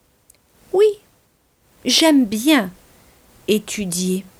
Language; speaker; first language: French; non-native, fluent; English